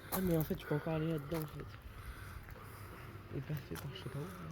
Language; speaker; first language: French; native; French